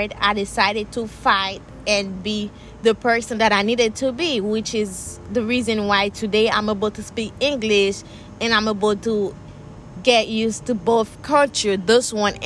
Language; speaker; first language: English; non-native, fluent; Haitian Creole